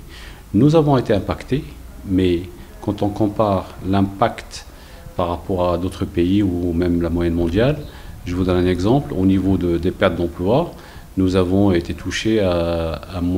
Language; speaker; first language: French; non-native, local second language; Arabic